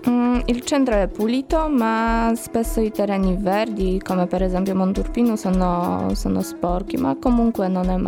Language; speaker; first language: Italian; non-native, learner; Polish